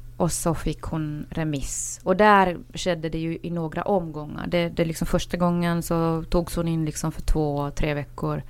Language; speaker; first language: Swedish; native; Swedish